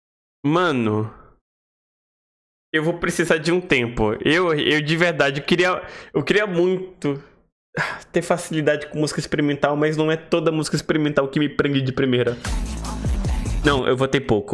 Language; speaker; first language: Portuguese; native; Portuguese